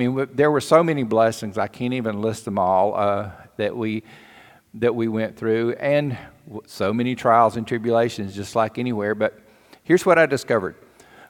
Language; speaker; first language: English; native; English